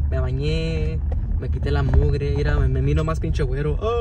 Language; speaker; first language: Spanish; early bilingual, heritage; Spanish